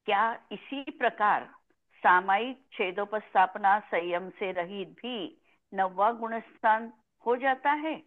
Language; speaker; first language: Hindi; non-native, local second language; Marathi